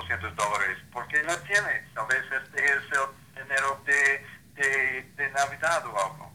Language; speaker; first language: Spanish; non-native, learner; English